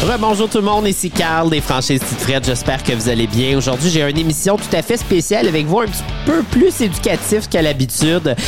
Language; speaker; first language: French; native; French